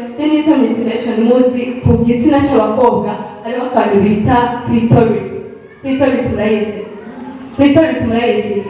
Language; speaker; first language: Kinyarwanda; early bilingual, heritage; Kinyarwanda